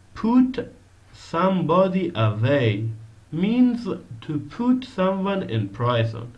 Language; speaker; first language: English; non-native, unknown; Persian